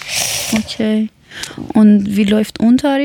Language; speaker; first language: German; early bilingual, other home language; Persian